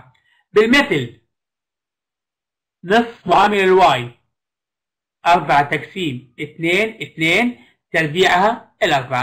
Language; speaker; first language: Arabic; native; Arabic